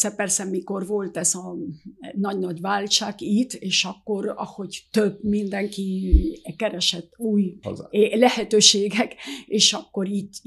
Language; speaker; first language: Hungarian; early bilingual, heritage; Hungarian